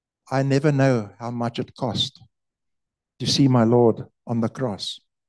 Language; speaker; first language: English; non-native, local second language; Afrikaans